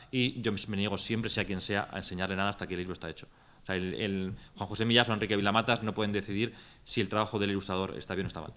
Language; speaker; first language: Spanish; native; Spanish